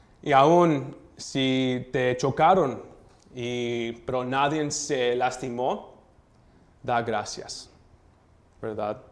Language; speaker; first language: Spanish; early bilingual, heritage; Spanish